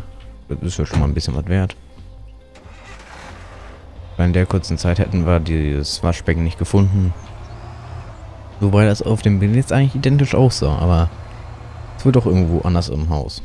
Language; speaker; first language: German; native; German